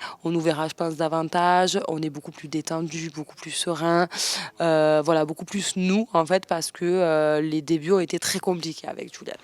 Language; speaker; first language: French; native; French